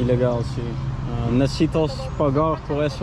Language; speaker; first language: Spanish; non-native, learner; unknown